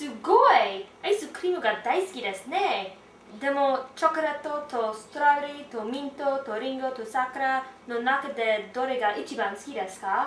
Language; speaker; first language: Japanese; non-native, learner; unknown